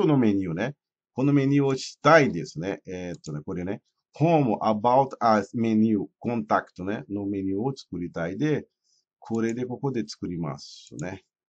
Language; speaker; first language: Japanese; non-native, fluent; Portuguese